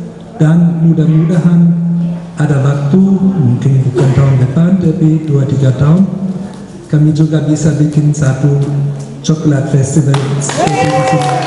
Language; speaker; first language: Indonesian; non-native, fluent; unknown